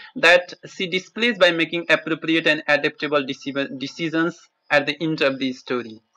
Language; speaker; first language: English; non-native, local second language; Nepali